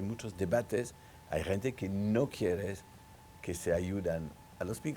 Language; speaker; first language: Spanish; non-native, local second language; French